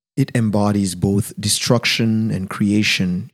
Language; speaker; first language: English; non-native, fluent; Haitian Creole